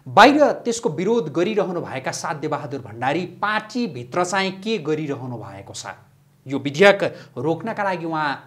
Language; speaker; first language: Nepali; native; Nepali